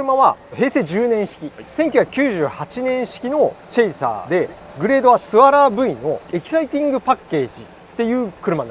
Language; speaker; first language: Japanese; native; Japanese